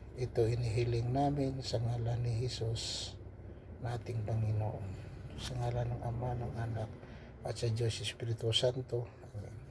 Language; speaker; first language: Filipino; non-native, local second language; Cebuano